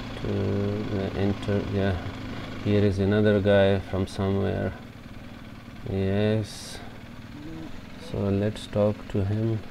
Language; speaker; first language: English; non-native, learner; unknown